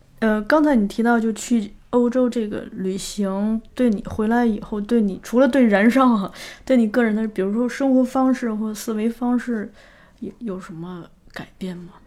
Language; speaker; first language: Chinese; native; Chinese